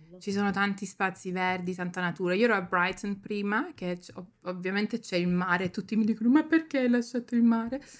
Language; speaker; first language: Italian; early bilingual, heritage; Italian